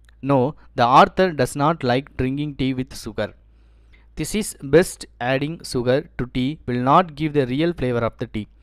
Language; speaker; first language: English; non-native, local second language; Tamil